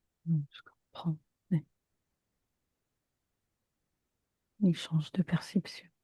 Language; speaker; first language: French; native; French